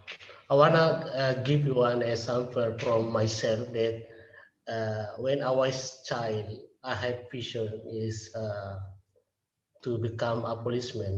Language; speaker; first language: English; non-native, learner; Indonesian